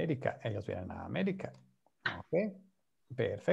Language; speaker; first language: Spanish; non-native, fluent; English